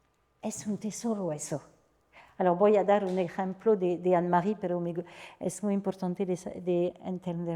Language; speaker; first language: Spanish; non-native, fluent; French